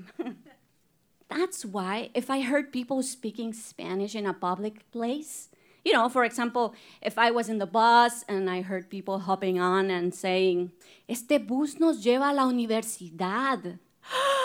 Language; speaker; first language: English; non-native, fluent; Spanish